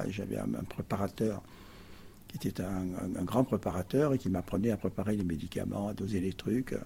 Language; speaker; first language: French; native; French